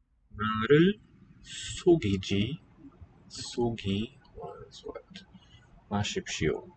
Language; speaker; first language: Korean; non-native, learner; English